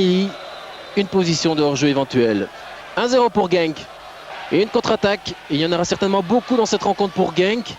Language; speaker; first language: French; native; French